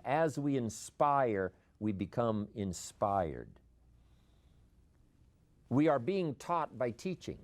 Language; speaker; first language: English; native; English